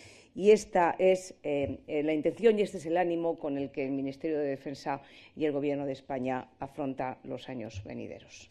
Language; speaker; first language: Spanish; native; Spanish